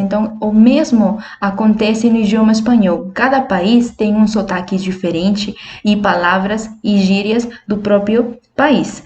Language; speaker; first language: Portuguese; non-native, fluent; Spanish